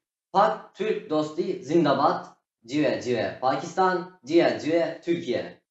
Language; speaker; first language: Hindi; non-native, learner; Turkish